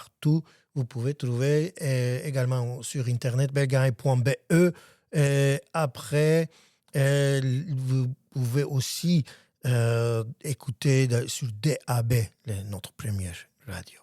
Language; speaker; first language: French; non-native, learner; Armenian